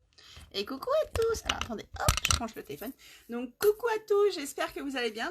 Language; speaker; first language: French; native; French